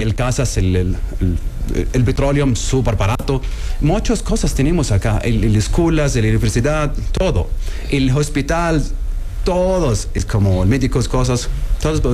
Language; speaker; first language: Spanish; non-native, learner; Arabic